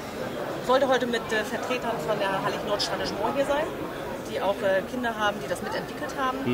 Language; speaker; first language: German; native; German